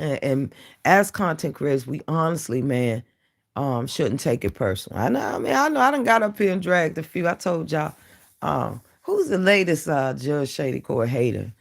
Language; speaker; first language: English; native; English